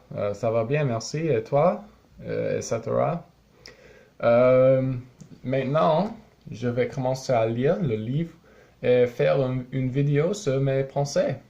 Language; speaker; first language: French; non-native, learner; English